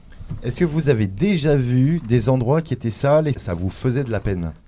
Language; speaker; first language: French; native; French